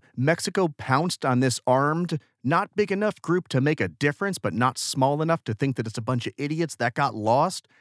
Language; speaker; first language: English; native; English